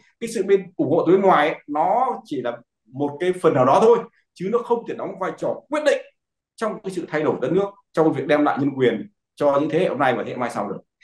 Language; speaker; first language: Vietnamese; native; Vietnamese